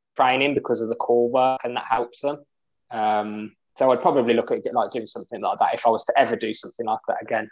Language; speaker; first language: English; native; English